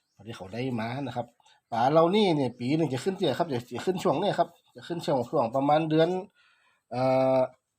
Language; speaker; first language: Thai; native; Thai